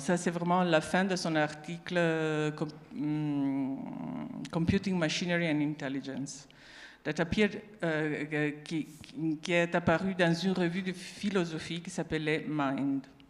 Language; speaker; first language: French; non-native, fluent; Italian